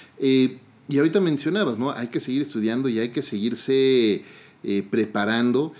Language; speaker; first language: Spanish; native; Spanish